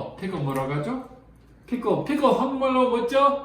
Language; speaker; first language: Korean; non-native, learner; English